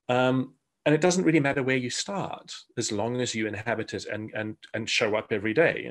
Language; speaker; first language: English; native; English